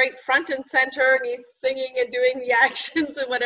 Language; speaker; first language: English; native; English